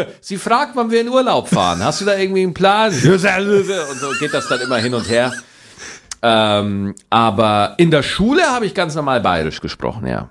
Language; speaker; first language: German; native; German